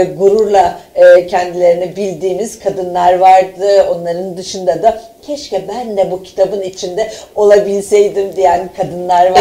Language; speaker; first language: Turkish; native; Turkish